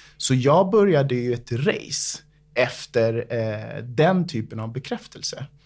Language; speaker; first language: Swedish; early bilingual, other home language; English